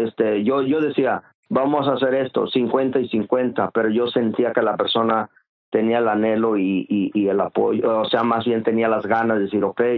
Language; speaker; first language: Spanish; native; Spanish